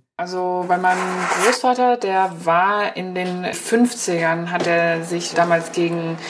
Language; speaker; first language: German; early bilingual, other home language; Chinese